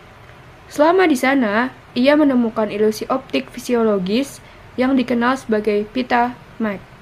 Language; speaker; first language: Indonesian; native; Indonesian